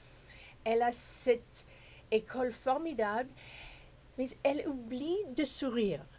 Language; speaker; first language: French; non-native, fluent; English